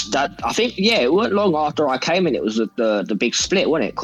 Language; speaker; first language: English; native; English